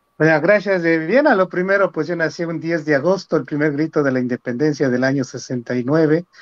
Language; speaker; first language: Spanish; native; Spanish